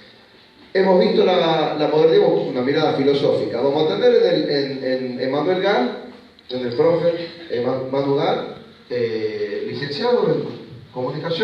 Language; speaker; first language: Spanish; native; Spanish